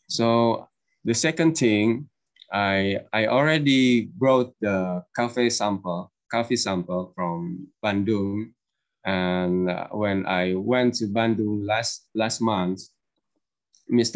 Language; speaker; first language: English; non-native, learner; Indonesian